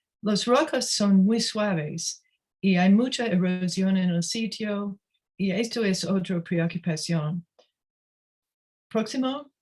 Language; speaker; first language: Spanish; non-native, learner; English